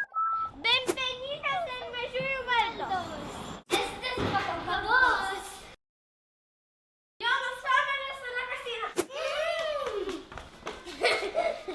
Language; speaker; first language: Spanish; non-native, learner; Lithuanian